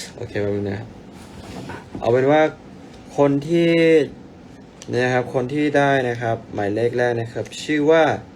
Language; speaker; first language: Thai; native; Thai